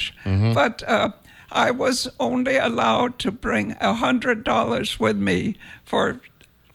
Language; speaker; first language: English; non-native, fluent; Danish